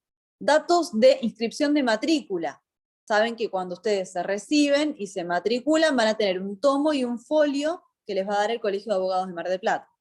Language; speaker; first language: Spanish; native; Spanish